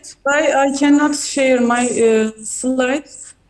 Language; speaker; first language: English; non-native, fluent; Turkish